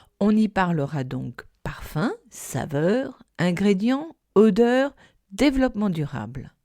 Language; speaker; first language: French; non-native, fluent; English